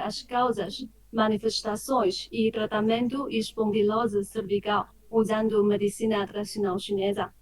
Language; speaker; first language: Portuguese; non-native, fluent; Chinese